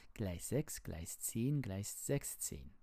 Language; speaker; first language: German; non-native, learner; English